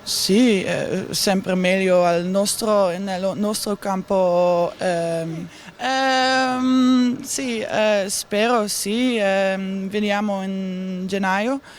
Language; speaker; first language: Italian; non-native, learner; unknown